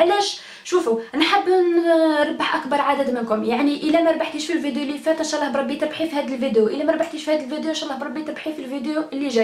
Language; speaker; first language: Arabic; native; Arabic